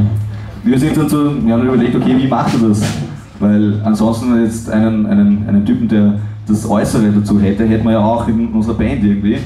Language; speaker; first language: German; native; German